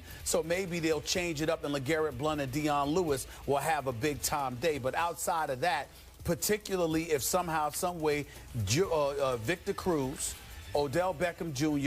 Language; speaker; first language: English; native; English